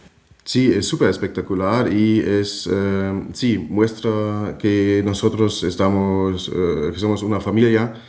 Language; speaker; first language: Spanish; non-native, fluent; German